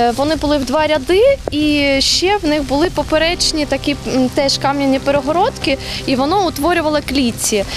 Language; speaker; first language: Ukrainian; native; Ukrainian